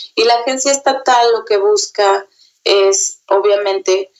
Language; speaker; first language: Spanish; native; Spanish